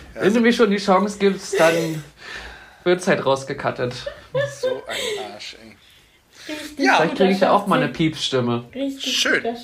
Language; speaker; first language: German; native; German